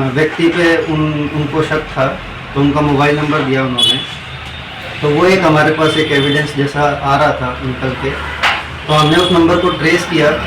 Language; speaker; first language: Hindi; non-native, local second language; Bangla